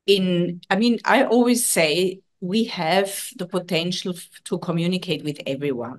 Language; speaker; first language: English; non-native, fluent; German